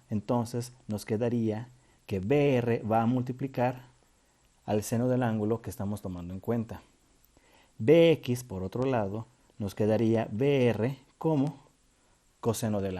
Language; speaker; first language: Spanish; native; Spanish